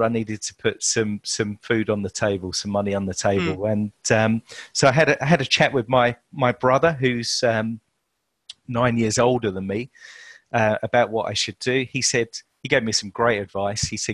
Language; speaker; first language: English; native; English